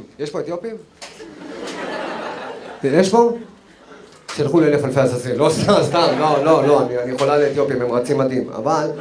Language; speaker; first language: Hebrew; native; Hebrew